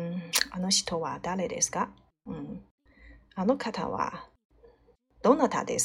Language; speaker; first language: Japanese; non-native, learner; Chinese